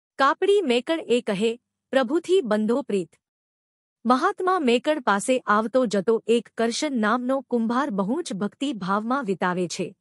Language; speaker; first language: Gujarati; native; Gujarati